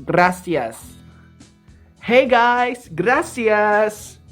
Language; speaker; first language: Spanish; non-native, learner; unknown